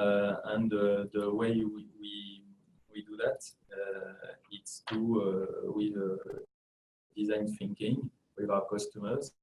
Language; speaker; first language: English; non-native, fluent; French